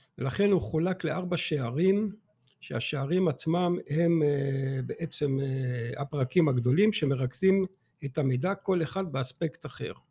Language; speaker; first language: Hebrew; non-native, fluent; French